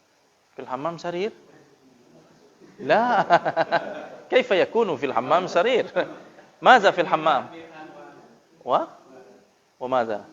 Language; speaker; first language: Arabic; non-native, fluent; Indonesian